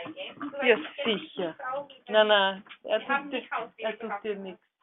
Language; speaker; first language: Greek; non-native, learner; German